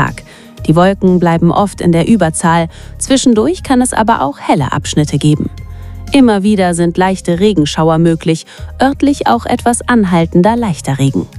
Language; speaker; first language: German; native; German